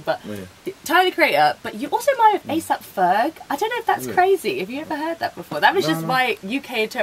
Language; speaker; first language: English; native; English